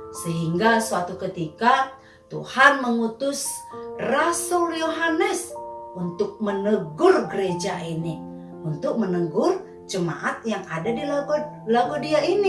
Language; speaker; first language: Indonesian; native; Indonesian